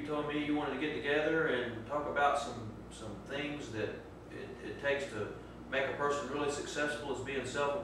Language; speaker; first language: English; native; English